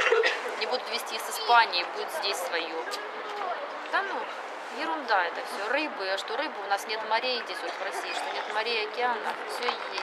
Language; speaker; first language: Russian; native; Russian